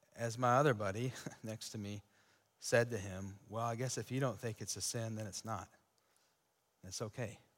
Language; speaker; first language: English; native; English